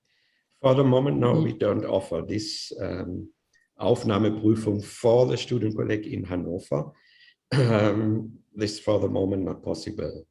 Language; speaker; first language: English; non-native, fluent; Indonesian